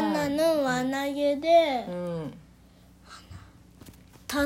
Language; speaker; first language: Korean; non-native, learner; Japanese